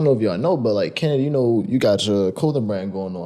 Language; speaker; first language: English; native; English